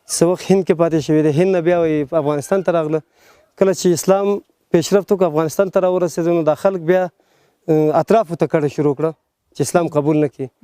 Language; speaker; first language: Pashto; non-native, local second language; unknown